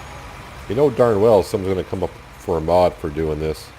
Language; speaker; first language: English; native; English